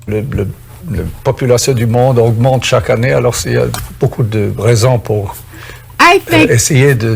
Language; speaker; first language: French; non-native, fluent; English